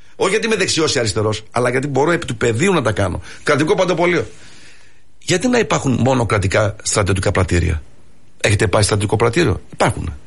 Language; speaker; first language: Greek; early bilingual, heritage; Greek